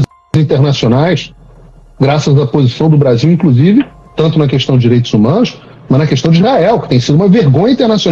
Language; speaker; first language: Portuguese; native; Portuguese